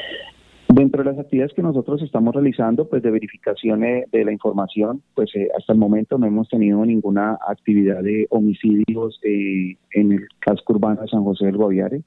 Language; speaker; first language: Spanish; native; Spanish